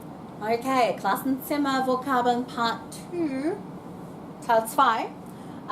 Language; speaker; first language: German; non-native, fluent; English